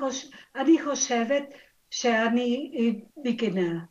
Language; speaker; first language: Hebrew; non-native, learner; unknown